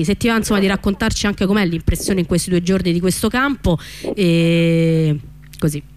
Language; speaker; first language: Italian; native; Italian